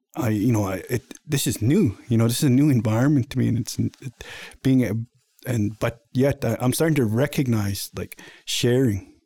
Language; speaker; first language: English; native; English